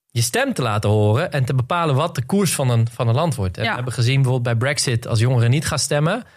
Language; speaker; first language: Dutch; native; Dutch